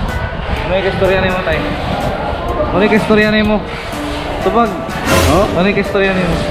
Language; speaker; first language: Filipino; non-native, local second language; Cebuano